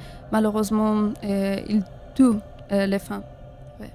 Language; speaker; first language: French; non-native, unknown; Persian